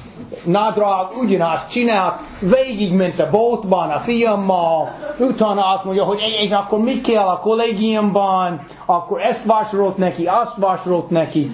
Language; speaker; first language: Hungarian; early bilingual, heritage; English